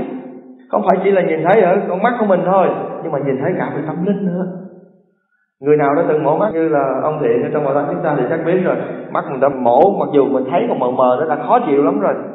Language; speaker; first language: Vietnamese; native; Vietnamese